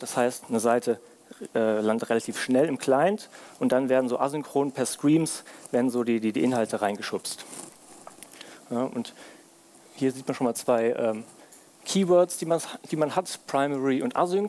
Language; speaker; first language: German; native; German